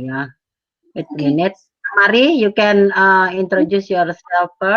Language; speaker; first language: English; non-native, fluent; Indonesian